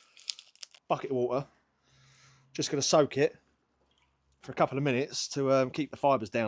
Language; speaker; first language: English; native; English